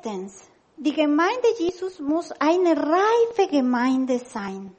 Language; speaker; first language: German; non-native, learner; Spanish